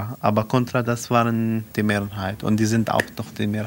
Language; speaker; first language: German; non-native, learner; Arabic